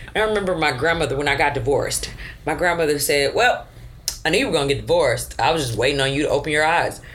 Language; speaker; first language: English; native; English